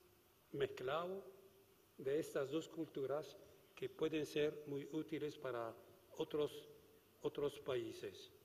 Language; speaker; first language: Spanish; non-native, fluent; Arabic